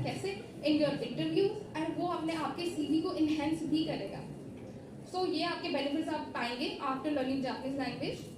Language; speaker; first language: Hindi; native; Hindi